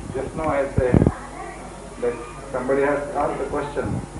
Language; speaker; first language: English; non-native, local second language; Marathi